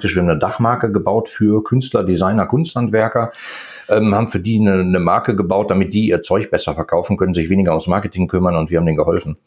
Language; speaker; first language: German; native; German